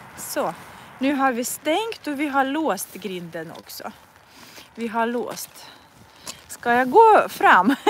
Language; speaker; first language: Swedish; non-native, fluent; Russian